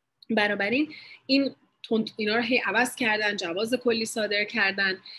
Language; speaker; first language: Persian; early bilingual, heritage; Persian